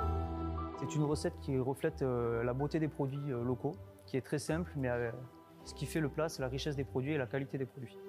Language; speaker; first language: French; native; French